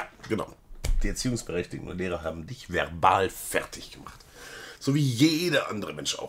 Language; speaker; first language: German; native; German